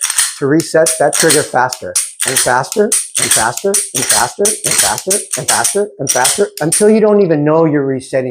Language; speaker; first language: English; native; English